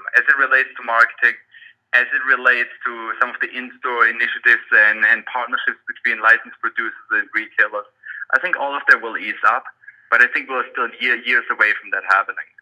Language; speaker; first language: English; non-native, fluent; German